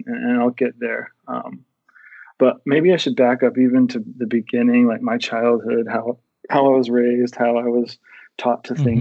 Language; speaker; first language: English; native; English